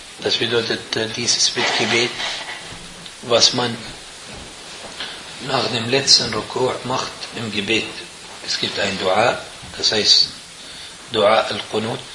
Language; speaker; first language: German; non-native, fluent; Arabic